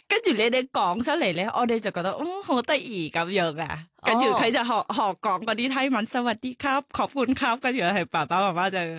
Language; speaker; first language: Cantonese; non-native, learner; Thai